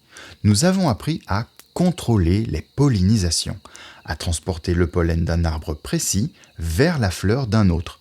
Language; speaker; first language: French; native; French